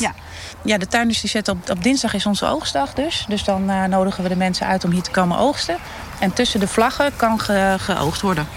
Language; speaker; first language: Dutch; native; Dutch